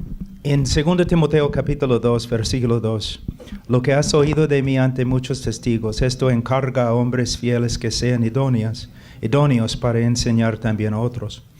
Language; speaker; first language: Spanish; non-native, fluent; English